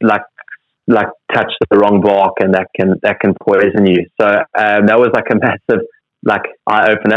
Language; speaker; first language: English; native; English